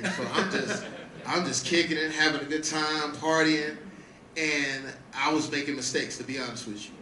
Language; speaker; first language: English; native; English